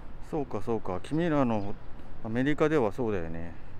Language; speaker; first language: Japanese; native; Japanese